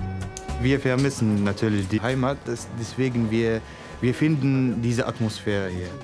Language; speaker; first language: German; non-native, learner; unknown